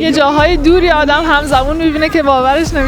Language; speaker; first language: Persian; native; Persian